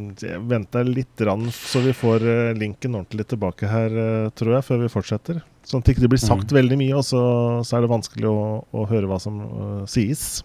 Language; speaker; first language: Norwegian; native; Norwegian